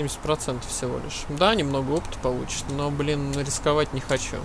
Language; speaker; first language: Russian; native; Russian